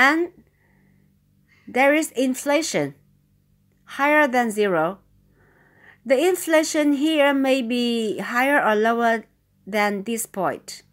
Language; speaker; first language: English; non-native, fluent; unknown